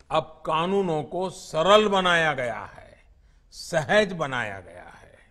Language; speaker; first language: Hindi; non-native, local second language; Gujarati